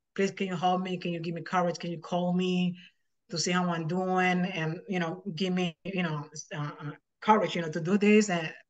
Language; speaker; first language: English; non-native, fluent; Spanish